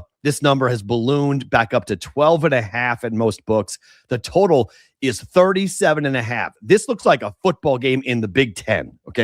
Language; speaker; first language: English; native; English